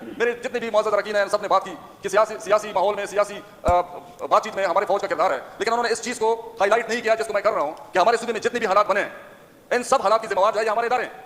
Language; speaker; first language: Urdu; non-native, local second language; Pashto